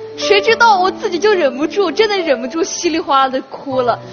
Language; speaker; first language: Chinese; native; Chinese